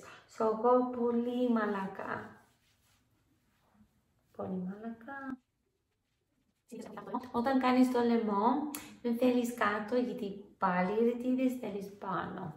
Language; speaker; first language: Greek; early bilingual, heritage; English